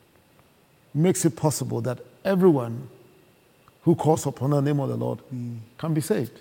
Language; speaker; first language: English; non-native, local second language; Akan